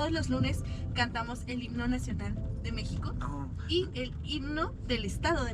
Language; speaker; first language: Spanish; native; Spanish